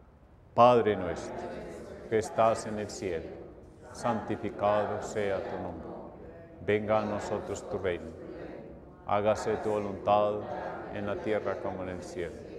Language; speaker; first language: Spanish; native; Spanish